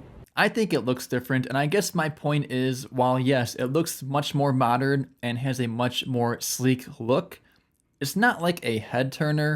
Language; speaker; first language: English; native; English